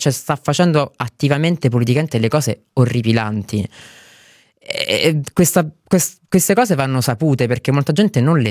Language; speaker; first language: Italian; native; Italian